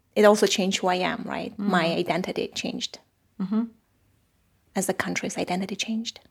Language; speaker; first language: English; non-native, fluent; Armenian